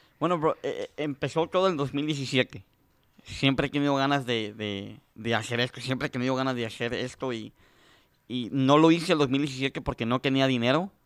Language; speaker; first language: Spanish; native; Spanish